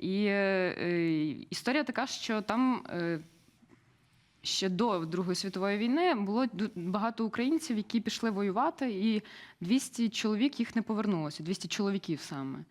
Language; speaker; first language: Ukrainian; native; Ukrainian